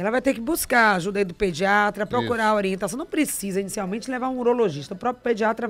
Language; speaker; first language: Portuguese; native; Portuguese